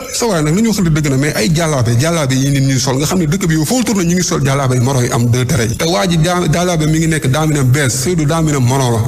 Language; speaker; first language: Wolof; native; Wolof